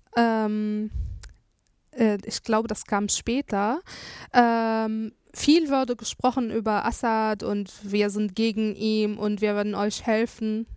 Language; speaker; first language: German; non-native, fluent; Arabic